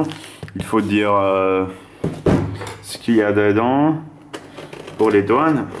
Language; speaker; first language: French; non-native, fluent; German